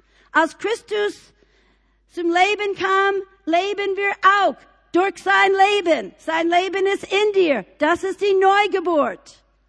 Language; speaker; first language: German; non-native, fluent; English